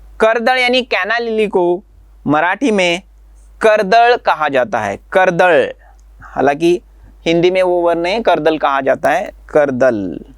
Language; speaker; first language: Hindi; non-native, local second language; Marathi